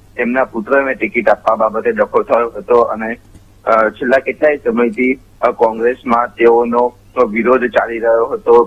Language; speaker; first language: Gujarati; native; Gujarati